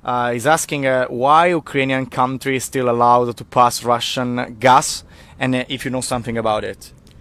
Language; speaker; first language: English; non-native, fluent; Italian